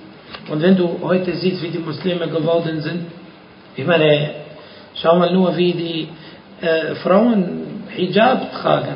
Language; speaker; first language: German; non-native, fluent; Arabic